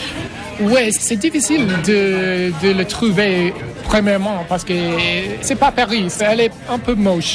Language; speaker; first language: French; non-native, learner; English